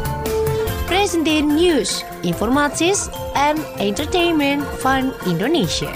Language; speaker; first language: Dutch; non-native, fluent; Indonesian